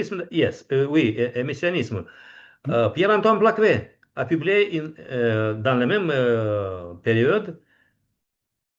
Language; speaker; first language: French; non-native, fluent; Romanian